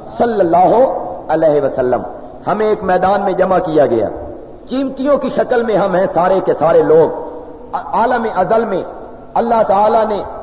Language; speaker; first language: Urdu; non-native, local second language; Punjabi